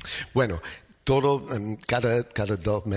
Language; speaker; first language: Spanish; non-native, fluent; English